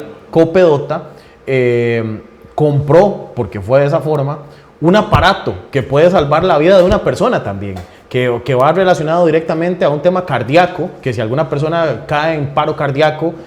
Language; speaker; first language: Spanish; native; Spanish